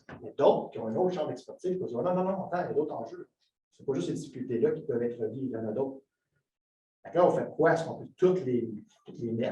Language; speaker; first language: French; native; French